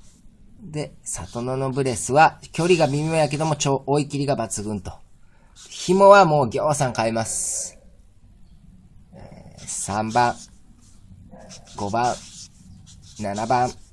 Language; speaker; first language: Japanese; native; Japanese